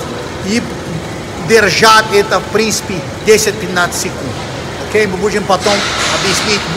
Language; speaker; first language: Russian; non-native, learner; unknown